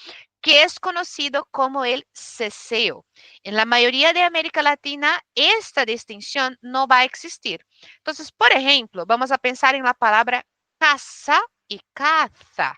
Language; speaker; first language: Spanish; non-native, fluent; Portuguese